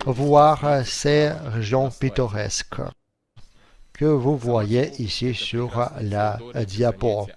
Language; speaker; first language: French; non-native, fluent; Russian